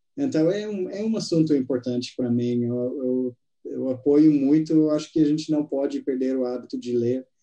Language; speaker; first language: Portuguese; non-native, fluent; English